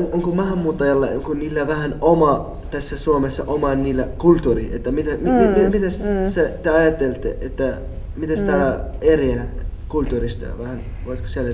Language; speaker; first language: Finnish; non-native, learner; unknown